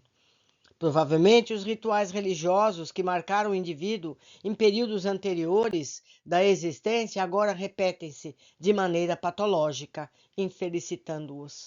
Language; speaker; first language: Portuguese; native; Portuguese